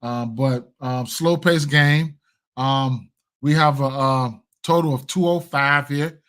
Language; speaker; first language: English; native; English